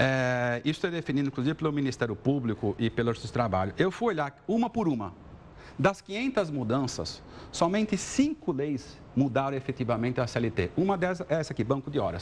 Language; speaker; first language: Portuguese; native; Portuguese